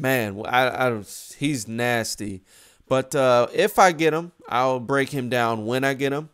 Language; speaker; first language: English; native; English